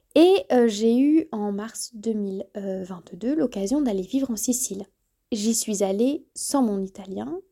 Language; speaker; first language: French; native; French